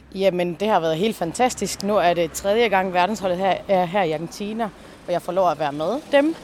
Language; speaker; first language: Danish; early bilingual, heritage; Spanish